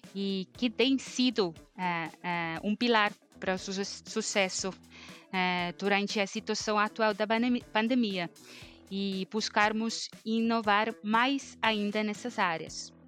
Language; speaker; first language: Portuguese; non-native, fluent; Estonian